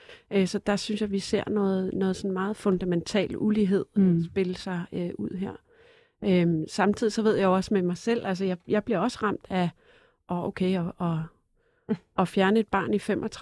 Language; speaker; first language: Danish; native; Danish